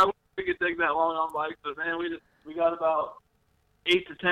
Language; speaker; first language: English; native; English